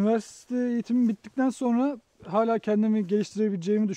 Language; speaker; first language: Turkish; native; Turkish